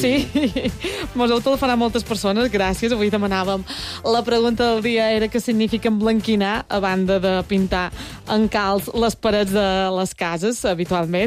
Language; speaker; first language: Catalan; native; Catalan